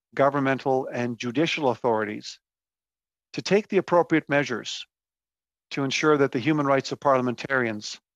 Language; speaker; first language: English; native; English